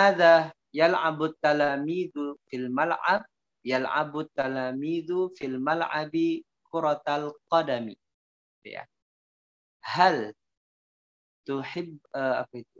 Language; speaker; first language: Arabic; non-native, fluent; Indonesian